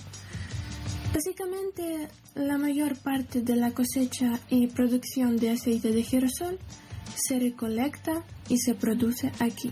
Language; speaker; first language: Spanish; non-native, learner; Ukrainian